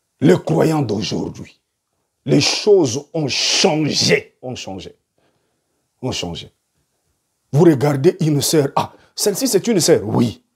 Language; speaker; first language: French; non-native, local second language; Lingala